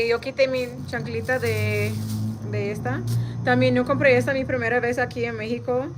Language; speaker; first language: Spanish; non-native, learner; English